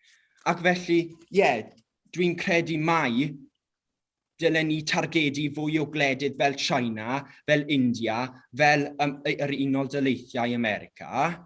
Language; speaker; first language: Welsh; native; Welsh